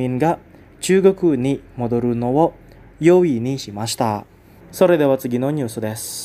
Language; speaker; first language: Japanese; non-native, fluent; Indonesian